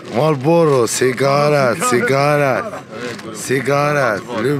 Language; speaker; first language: French; non-native, learner; Arabic